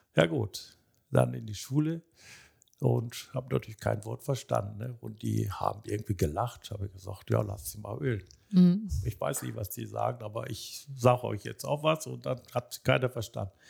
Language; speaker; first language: German; early bilingual, other home language; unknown